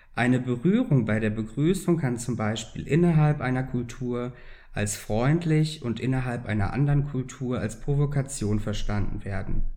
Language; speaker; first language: German; native; German